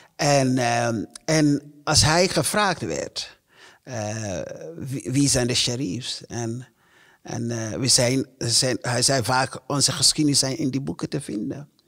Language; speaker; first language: Dutch; non-native, fluent; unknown